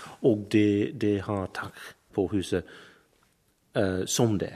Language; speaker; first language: Norwegian; non-native, learner; English